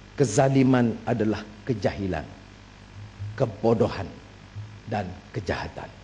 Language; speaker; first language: Malay; native; Malay